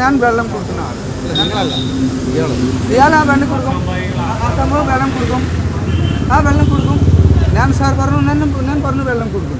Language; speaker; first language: Malayalam; non-native, learner; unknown